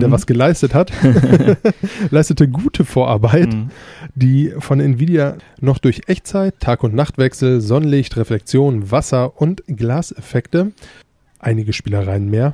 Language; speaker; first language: German; native; German